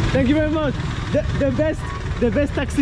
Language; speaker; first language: English; non-native, learner; French